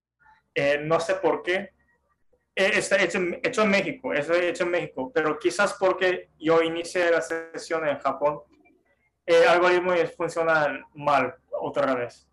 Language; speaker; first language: Spanish; non-native, fluent; Japanese